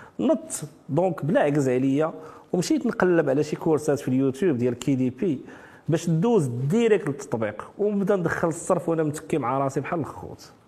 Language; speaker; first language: Arabic; native; Arabic